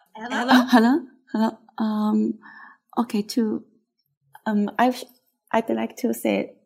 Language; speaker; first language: English; non-native, fluent; Chinese